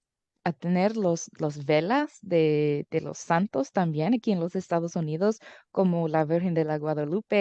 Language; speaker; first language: Spanish; early bilingual, heritage; English